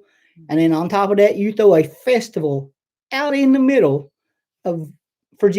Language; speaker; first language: English; native; English